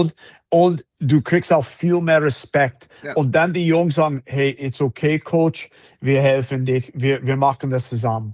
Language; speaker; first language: German; non-native, fluent; English